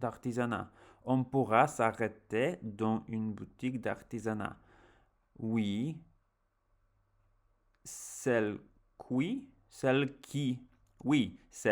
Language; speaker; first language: French; non-native, learner; English